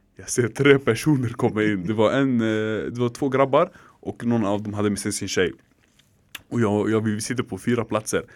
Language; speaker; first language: Swedish; early bilingual, other home language; Arabic